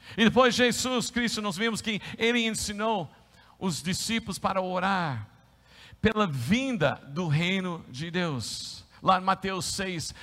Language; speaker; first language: Portuguese; non-native, fluent; English